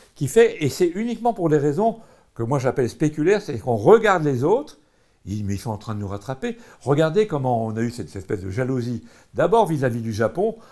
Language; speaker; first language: French; native; French